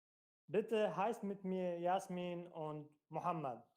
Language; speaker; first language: German; non-native, fluent; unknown